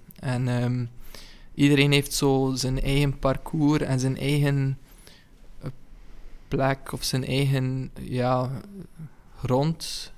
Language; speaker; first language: Dutch; native; Dutch